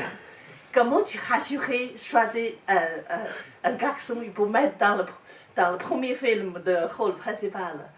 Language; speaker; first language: French; non-native, learner; Chinese